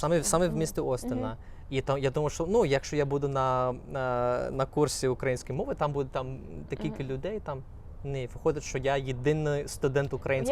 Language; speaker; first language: Ukrainian; non-native, fluent; English